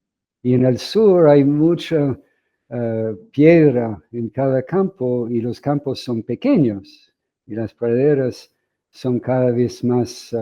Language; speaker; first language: Spanish; non-native, fluent; English